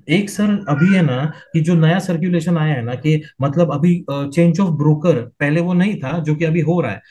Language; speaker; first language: Hindi; non-native, local second language; Marathi